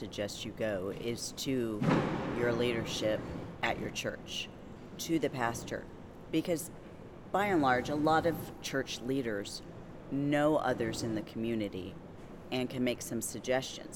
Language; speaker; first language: English; native; English